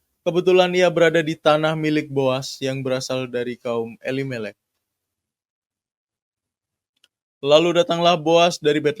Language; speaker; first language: Indonesian; native; Indonesian